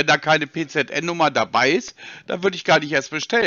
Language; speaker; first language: German; native; German